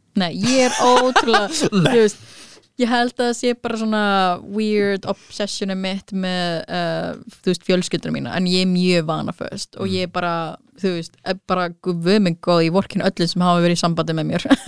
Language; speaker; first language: Icelandic; non-native, fluent; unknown